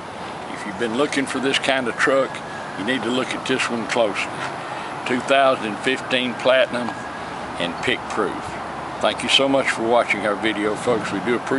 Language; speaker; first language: English; native; English